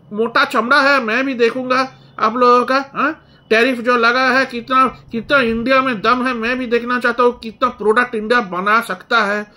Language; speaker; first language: Hindi; non-native, local second language; Bangla